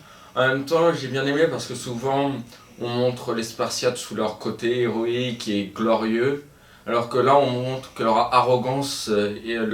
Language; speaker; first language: French; native; French